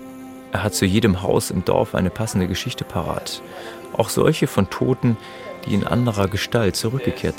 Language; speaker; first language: German; native; German